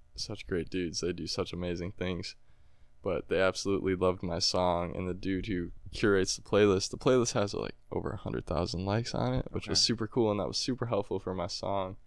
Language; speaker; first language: English; native; English